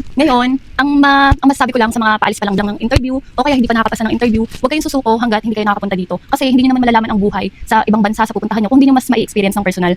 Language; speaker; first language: Filipino; native; Filipino